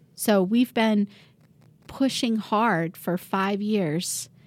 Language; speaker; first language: English; native; English